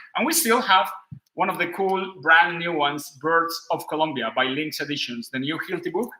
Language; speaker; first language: English; non-native, fluent; Spanish